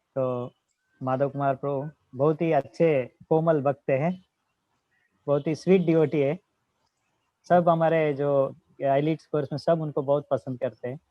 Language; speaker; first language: Hindi; non-native, local second language; Telugu